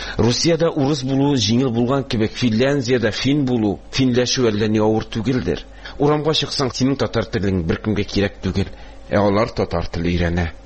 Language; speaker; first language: Tatar; native; Tatar